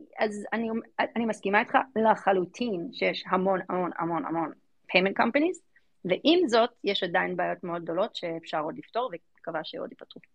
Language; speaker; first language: Hebrew; early bilingual, other home language; English